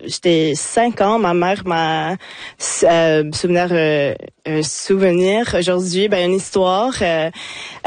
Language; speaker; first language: French; native; French